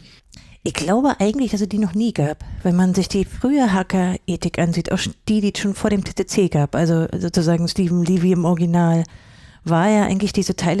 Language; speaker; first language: German; native; German